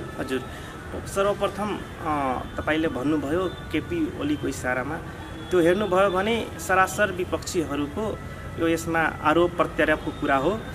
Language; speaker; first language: Nepali; non-native, local second language; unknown